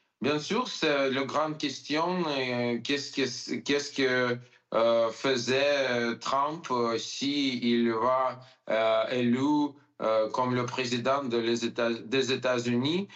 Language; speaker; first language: French; non-native, learner; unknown